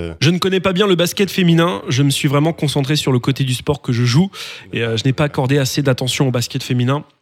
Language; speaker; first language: French; non-native, local second language; English